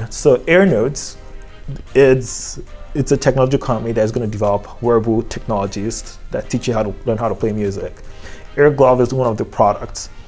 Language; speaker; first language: English; non-native, local second language; Yoruba